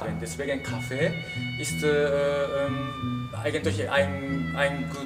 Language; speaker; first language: German; non-native, learner; Japanese